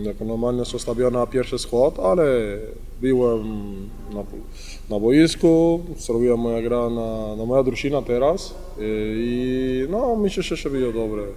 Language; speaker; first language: Polish; non-native, learner; Spanish